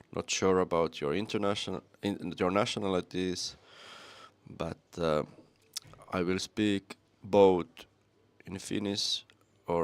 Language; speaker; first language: English; non-native, fluent; Finnish